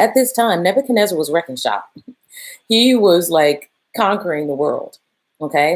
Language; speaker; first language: English; native; English